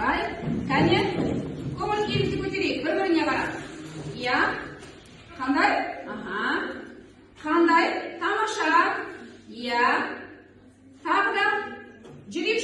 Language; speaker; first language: Kazakh; native; Kazakh